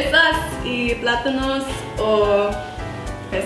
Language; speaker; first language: Spanish; non-native, learner; English